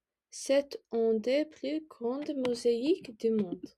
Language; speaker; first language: French; non-native, learner; English